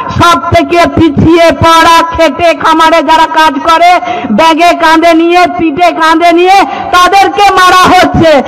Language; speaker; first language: Bangla; non-native, local second language; Santali